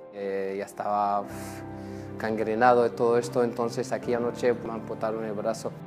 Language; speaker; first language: Spanish; non-native, fluent; Arabic